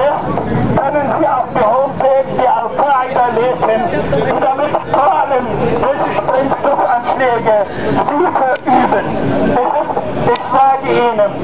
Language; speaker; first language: German; non-native, fluent; Arabic